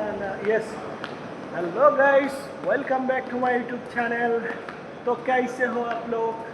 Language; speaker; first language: Hindi; non-native, learner; Bangla